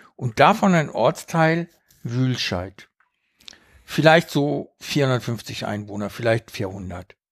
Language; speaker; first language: German; early bilingual, heritage; Spanish